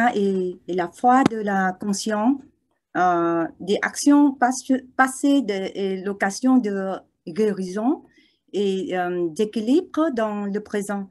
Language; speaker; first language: French; non-native, learner; Vietnamese